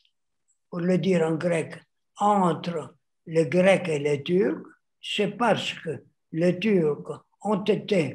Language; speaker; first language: French; non-native, fluent; Greek